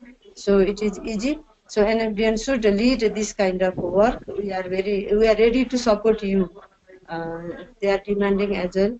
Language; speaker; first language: English; non-native, learner; Nepali